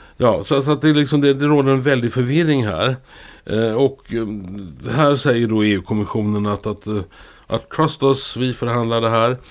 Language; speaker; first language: Swedish; native; Swedish